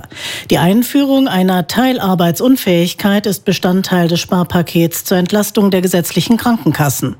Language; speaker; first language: German; native; German